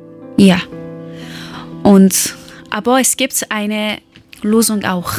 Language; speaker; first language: German; non-native, learner; Persian